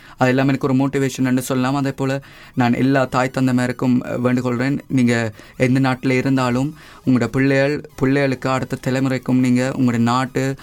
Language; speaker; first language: Tamil; early bilingual, heritage; Tamil